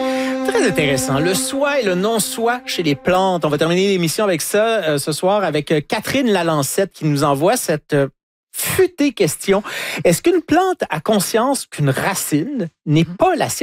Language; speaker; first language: French; native; French